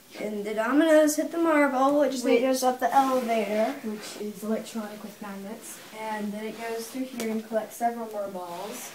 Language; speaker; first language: English; native; English